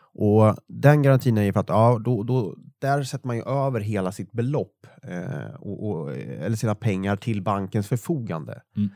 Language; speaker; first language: Swedish; native; Swedish